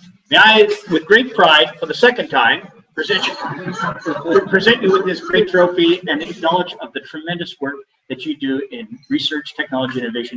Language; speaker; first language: English; native; English